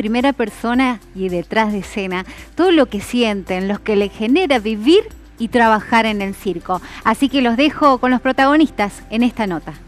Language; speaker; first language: Spanish; native; Spanish